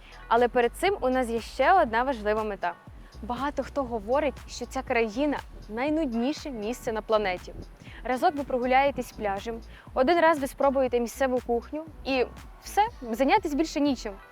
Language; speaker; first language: Ukrainian; native; Ukrainian